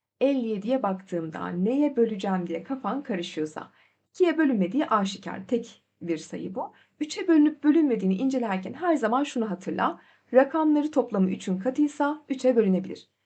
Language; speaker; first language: Turkish; native; Turkish